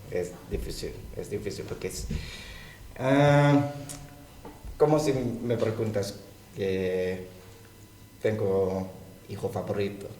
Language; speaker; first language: Spanish; non-native, learner; Thai